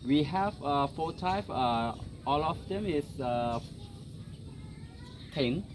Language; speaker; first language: English; non-native, learner; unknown